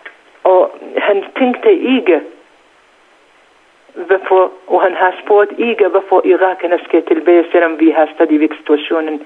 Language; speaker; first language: Danish; non-native, learner; Central Kurdish